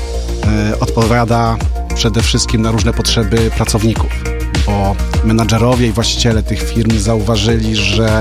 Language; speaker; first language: Polish; native; Polish